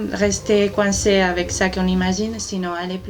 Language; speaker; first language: French; non-native, fluent; Spanish